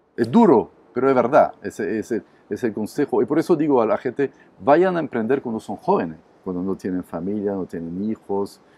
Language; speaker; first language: Spanish; non-native, fluent; French